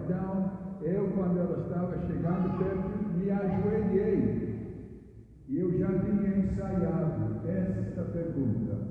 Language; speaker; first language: Portuguese; non-native, fluent; English